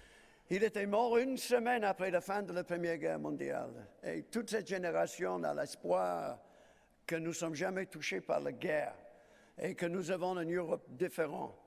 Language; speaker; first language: French; non-native, fluent; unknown